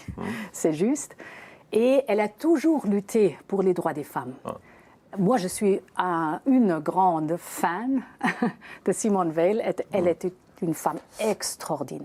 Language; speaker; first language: French; non-native, fluent; German